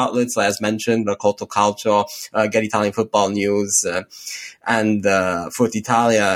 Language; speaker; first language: English; native; English